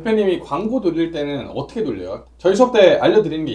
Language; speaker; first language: Korean; native; Korean